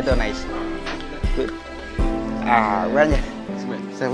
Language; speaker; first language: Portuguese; non-native, learner; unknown